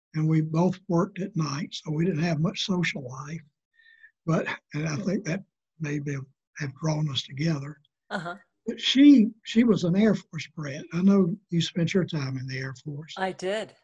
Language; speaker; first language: English; native; English